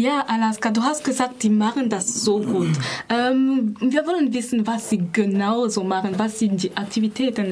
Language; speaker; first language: German; non-native, fluent; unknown